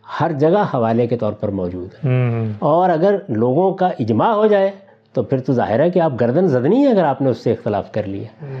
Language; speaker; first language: Urdu; non-native, local second language; Punjabi